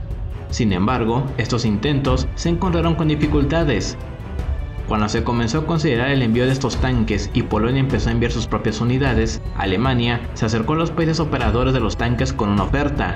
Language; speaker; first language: Spanish; native; Spanish